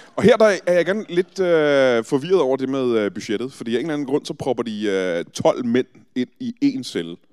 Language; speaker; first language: Danish; native; Danish